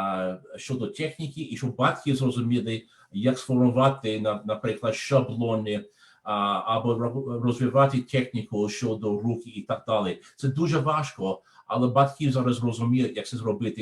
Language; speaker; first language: Ukrainian; non-native, learner; English